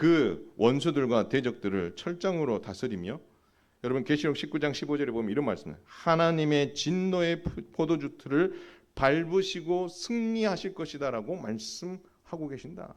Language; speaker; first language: Korean; native; Korean